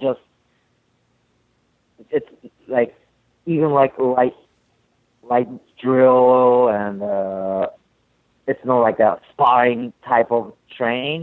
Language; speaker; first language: English; non-native, fluent; Japanese